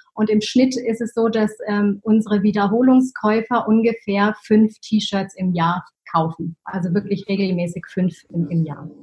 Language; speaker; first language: German; early bilingual, other home language; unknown